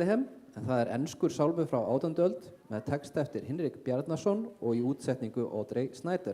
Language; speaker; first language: Icelandic; native; Icelandic